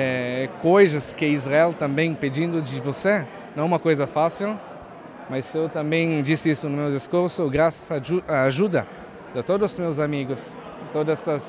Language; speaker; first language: Portuguese; non-native, fluent; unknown